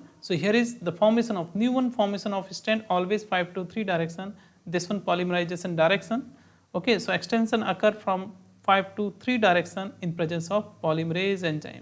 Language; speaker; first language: English; non-native, local second language; Hindi